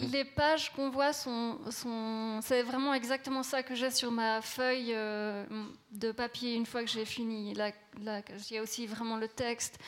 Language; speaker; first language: French; native; French